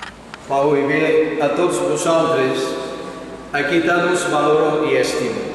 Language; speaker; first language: Catalan; non-native, fluent; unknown